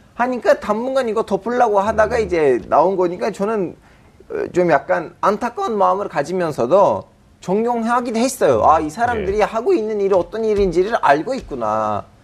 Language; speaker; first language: Korean; non-native, fluent; Turkish